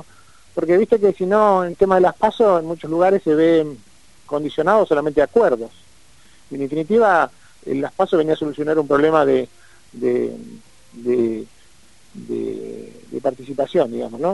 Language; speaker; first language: Spanish; native; Spanish